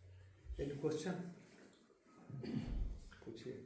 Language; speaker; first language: Hindi; native; Hindi